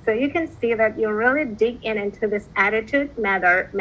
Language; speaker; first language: English; non-native, fluent; Indonesian